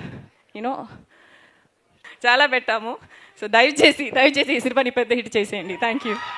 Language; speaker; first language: Telugu; non-native, learner; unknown